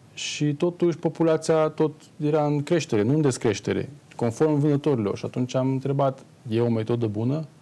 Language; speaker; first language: Romanian; non-native, local second language; Hungarian